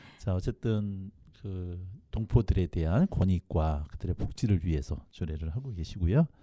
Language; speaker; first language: Korean; native; Korean